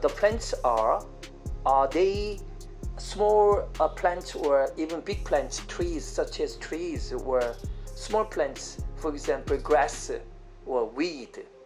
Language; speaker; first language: English; non-native, fluent; Korean